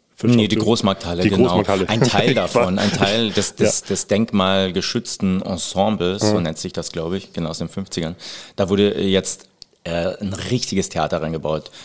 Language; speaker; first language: German; native; German